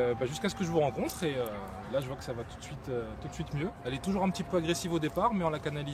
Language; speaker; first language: French; native; French